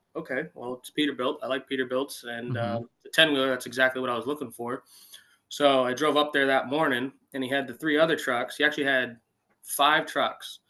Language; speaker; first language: English; native; English